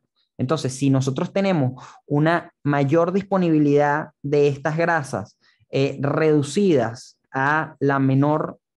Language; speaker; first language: Spanish; native; Spanish